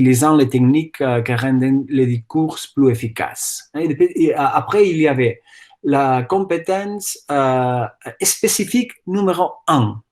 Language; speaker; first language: French; non-native, fluent; Catalan